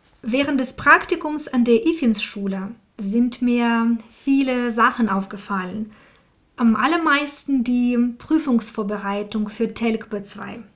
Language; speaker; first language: German; non-native, fluent; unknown